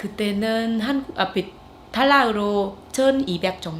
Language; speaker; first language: Korean; non-native, fluent; Vietnamese